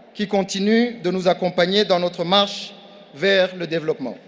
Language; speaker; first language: French; non-native, local second language; Kinyarwanda